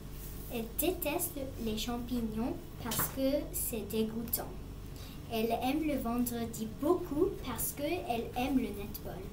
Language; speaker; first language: French; non-native, learner; English